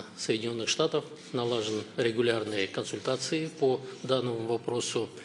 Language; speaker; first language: Russian; non-native, local second language; Kazakh